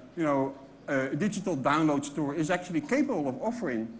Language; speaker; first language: English; non-native, fluent; Dutch